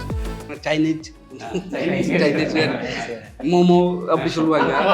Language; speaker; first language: Tamil; non-native, learner; Hindi